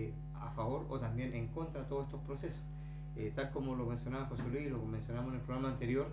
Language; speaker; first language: Spanish; native; Spanish